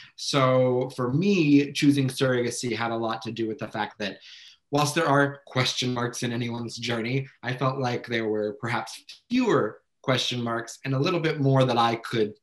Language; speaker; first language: English; native; English